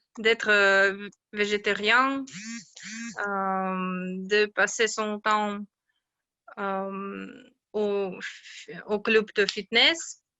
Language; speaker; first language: French; non-native, learner; Russian